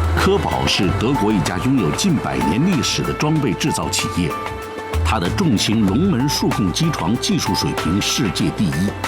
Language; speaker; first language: Chinese; native; Chinese